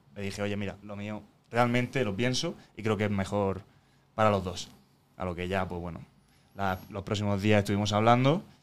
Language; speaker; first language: Spanish; native; Spanish